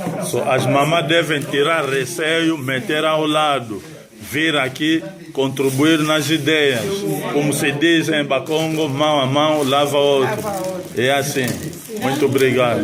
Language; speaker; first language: Portuguese; non-native, local second language; Kongo